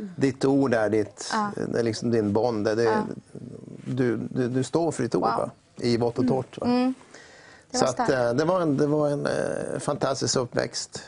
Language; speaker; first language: Swedish; native; Swedish